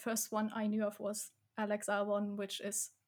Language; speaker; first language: English; non-native, fluent; German